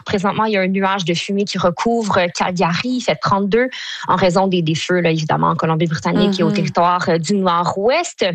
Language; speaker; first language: French; native; French